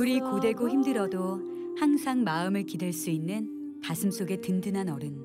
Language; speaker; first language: Korean; native; Korean